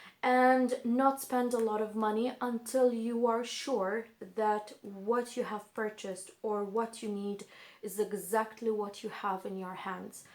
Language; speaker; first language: English; non-native, fluent; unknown